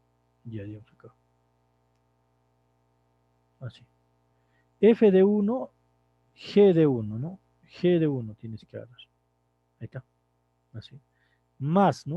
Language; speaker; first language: Spanish; native; Spanish